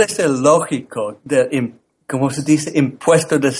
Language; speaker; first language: Spanish; non-native, learner; English